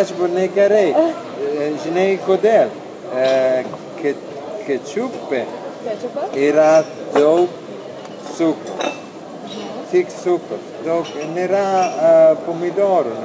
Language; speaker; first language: Lithuanian; non-native, learner; Italian